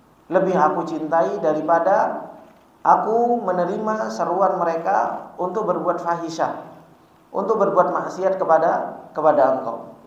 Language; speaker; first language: Indonesian; native; Indonesian